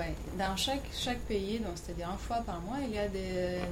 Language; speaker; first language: French; non-native, fluent; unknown